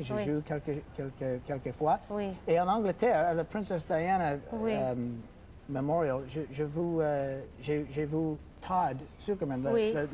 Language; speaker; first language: French; non-native, local second language; English